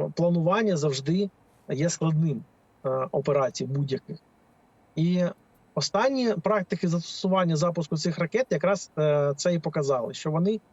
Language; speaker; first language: Ukrainian; native; Ukrainian